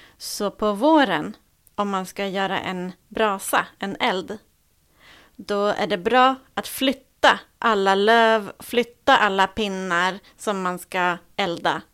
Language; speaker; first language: Swedish; native; Swedish